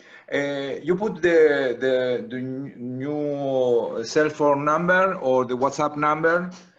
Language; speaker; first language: English; non-native, learner; Spanish